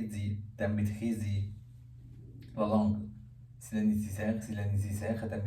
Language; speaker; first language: French; non-native, learner; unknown